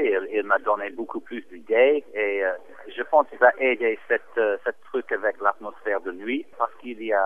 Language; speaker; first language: French; non-native, fluent; English